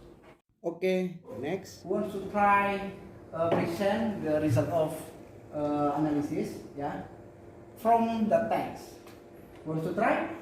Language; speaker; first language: English; non-native, learner; Indonesian